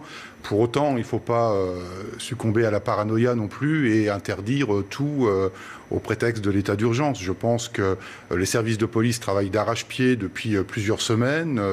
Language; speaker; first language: French; native; French